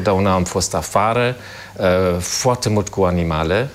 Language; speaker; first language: Romanian; non-native, fluent; German